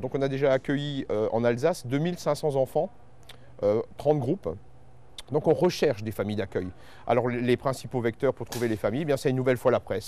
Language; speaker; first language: French; native; French